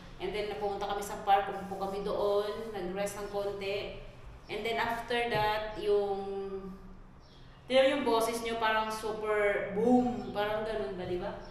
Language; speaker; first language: Filipino; native; Filipino